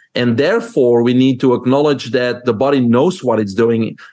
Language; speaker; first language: English; non-native, fluent; French